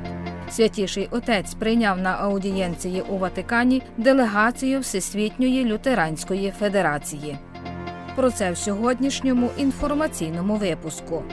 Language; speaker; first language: Ukrainian; native; Ukrainian